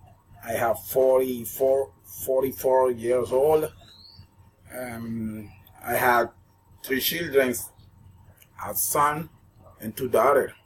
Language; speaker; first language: English; non-native, learner; Spanish